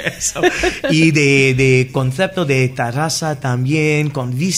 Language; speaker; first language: Spanish; non-native, learner; English